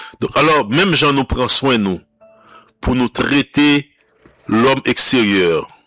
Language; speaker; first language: French; non-native, local second language; Haitian Creole